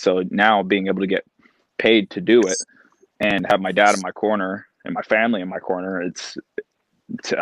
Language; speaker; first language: English; native; English